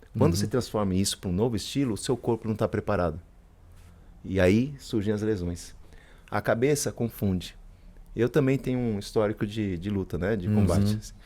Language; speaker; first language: Portuguese; early bilingual, other home language; Spanish